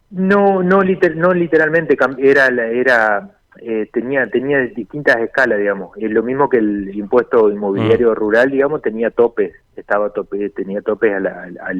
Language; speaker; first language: Spanish; native; Spanish